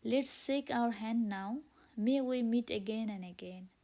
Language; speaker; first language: English; non-native, local second language; Nepali